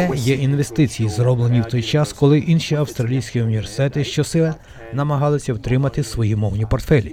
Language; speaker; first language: Ukrainian; native; Ukrainian